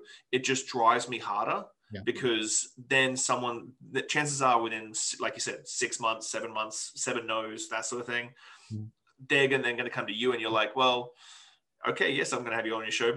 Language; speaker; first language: English; native; English